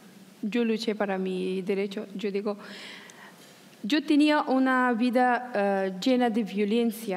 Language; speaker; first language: Spanish; non-native, learner; Persian